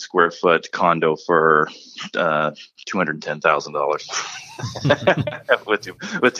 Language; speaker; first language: English; native; English